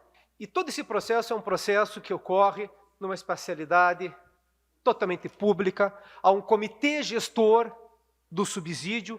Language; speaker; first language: Portuguese; native; Portuguese